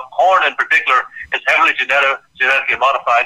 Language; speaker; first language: English; native; English